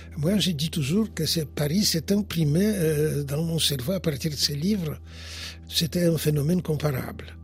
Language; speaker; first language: French; non-native, fluent; Polish